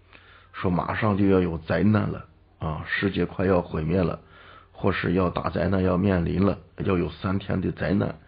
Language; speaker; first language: Chinese; native; Chinese